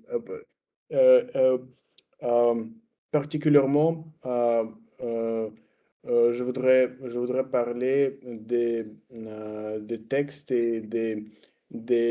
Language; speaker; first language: French; non-native, fluent; Russian